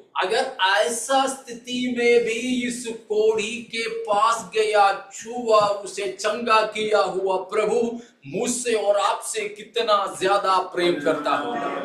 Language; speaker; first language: Hindi; non-native, local second language; Malayalam